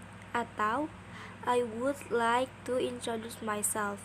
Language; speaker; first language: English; non-native, learner; Indonesian